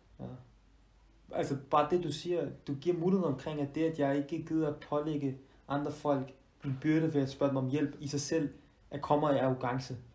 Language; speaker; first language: Danish; early bilingual, other home language; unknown